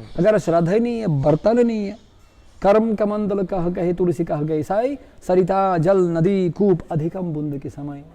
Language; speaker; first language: Hindi; non-native, fluent; Russian